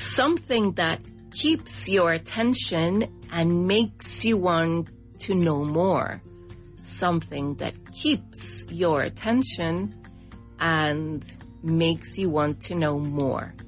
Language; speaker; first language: English; non-native, fluent; Spanish